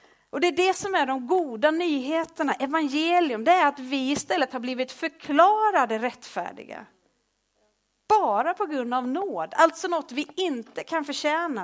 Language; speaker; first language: Swedish; native; Swedish